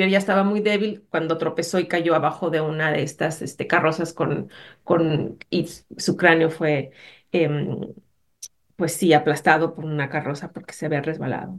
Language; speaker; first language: Spanish; native; Spanish